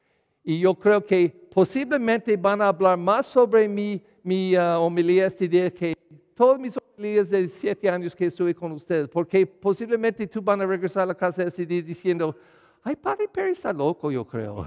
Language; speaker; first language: Spanish; non-native, learner; English